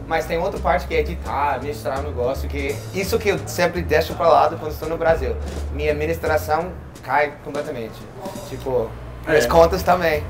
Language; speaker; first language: Portuguese; non-native, fluent; English